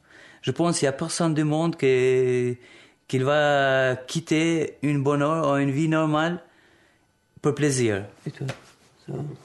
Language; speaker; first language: French; non-native, learner; Albanian